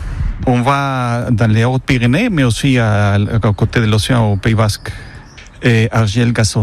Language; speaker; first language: French; non-native, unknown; Spanish